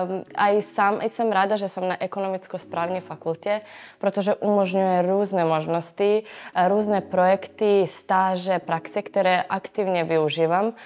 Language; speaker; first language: Czech; non-native, fluent; Serbian